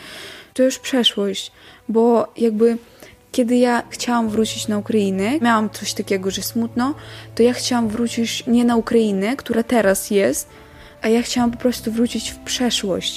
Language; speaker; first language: Polish; non-native, learner; Ukrainian